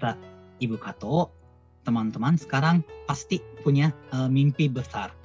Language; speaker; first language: Indonesian; non-native, fluent; Japanese